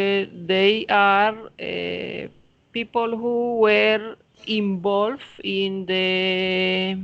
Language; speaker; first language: English; non-native, fluent; Spanish